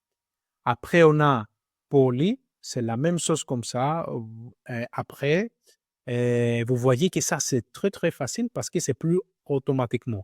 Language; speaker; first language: French; non-native, learner; Greek